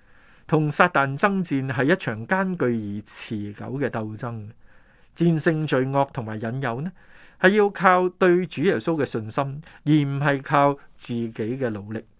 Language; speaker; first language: Chinese; non-native, local second language; Cantonese